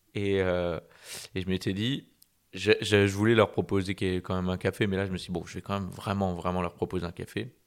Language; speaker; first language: French; native; French